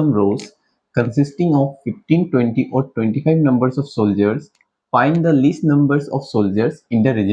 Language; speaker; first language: English; non-native, local second language; Hindi